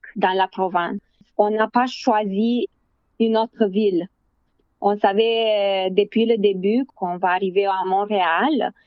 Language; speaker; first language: French; non-native, fluent; Romanian